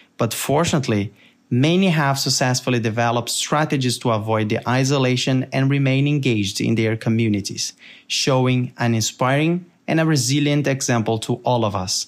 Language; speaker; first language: English; non-native, fluent; Portuguese